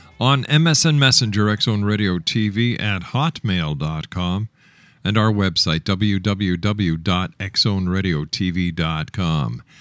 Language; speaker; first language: English; native; English